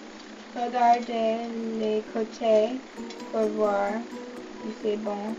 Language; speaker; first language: French; non-native, learner; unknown